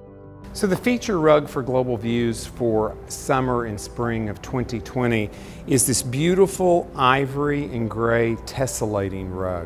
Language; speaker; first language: English; native; English